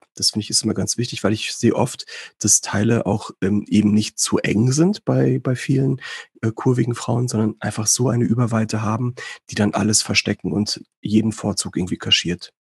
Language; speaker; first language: German; early bilingual, other home language; Greek